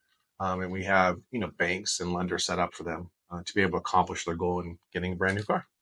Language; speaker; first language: English; native; English